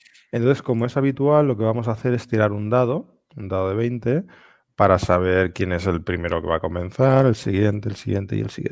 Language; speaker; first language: Spanish; native; Spanish